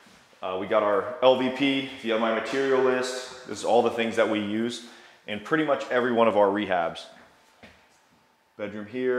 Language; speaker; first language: English; native; English